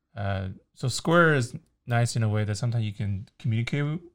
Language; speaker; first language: English; early bilingual, other home language; Chinese